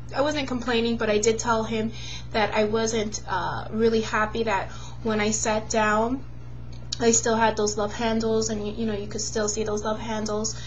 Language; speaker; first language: English; native; English